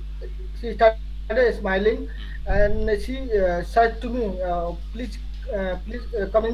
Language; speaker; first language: English; non-native, learner; Hindi